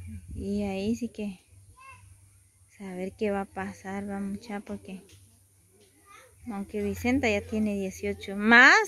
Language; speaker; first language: Spanish; native; Spanish